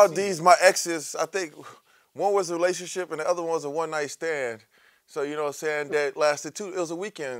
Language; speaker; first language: English; native; English